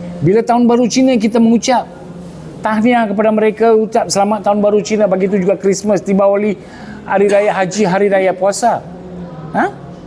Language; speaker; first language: Malay; non-native, local second language; Tamil